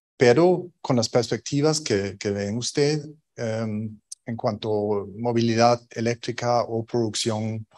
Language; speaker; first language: Spanish; non-native, fluent; German